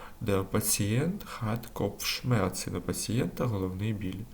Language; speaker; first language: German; non-native, learner; Ukrainian